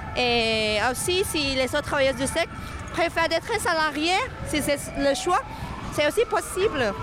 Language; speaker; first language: French; non-native, fluent; Thai